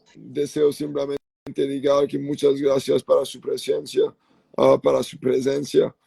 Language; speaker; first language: Spanish; non-native, learner; English